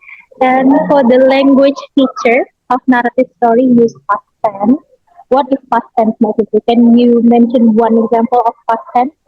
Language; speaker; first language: English; non-native, learner; Indonesian